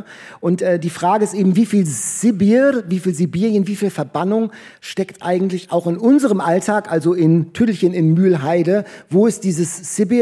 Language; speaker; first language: German; native; German